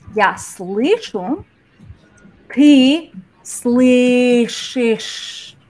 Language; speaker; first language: Russian; non-native, fluent; English